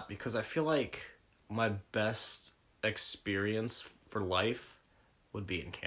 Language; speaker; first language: English; native; English